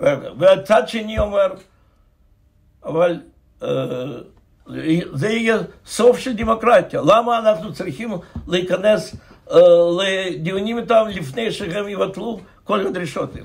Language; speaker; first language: Hebrew; non-native, fluent; Russian